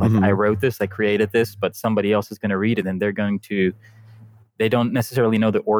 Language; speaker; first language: English; non-native, fluent; Dutch